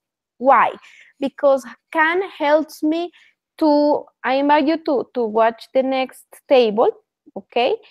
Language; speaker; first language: English; non-native, fluent; Spanish